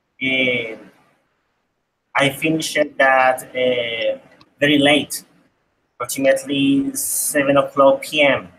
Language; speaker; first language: English; non-native, learner; Spanish